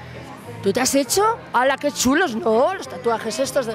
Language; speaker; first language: Spanish; native; Spanish